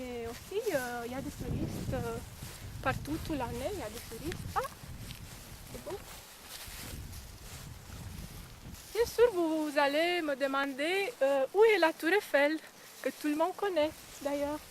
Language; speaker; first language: French; non-native, fluent; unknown